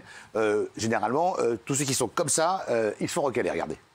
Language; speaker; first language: French; native; French